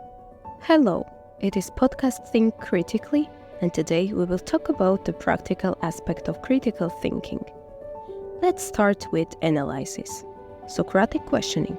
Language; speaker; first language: English; non-native, fluent; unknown